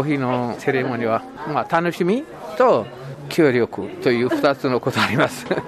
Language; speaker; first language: Japanese; non-native, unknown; Amharic